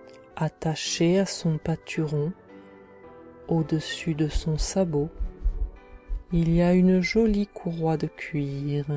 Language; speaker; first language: French; native; French